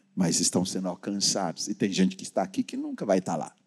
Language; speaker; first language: Portuguese; non-native, fluent; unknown